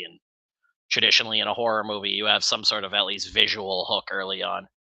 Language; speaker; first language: English; native; English